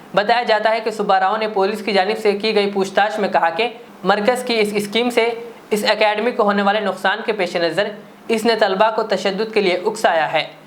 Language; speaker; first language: Urdu; native; Urdu